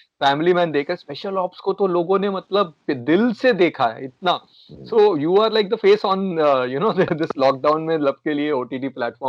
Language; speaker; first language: Hindi; native; Hindi